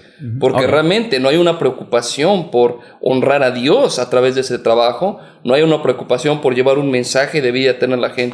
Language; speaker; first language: Spanish; native; Spanish